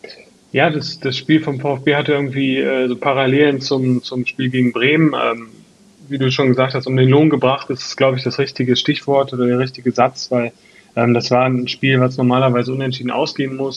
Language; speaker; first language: German; native; German